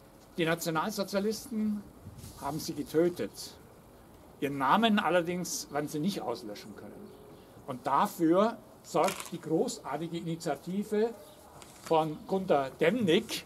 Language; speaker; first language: German; native; German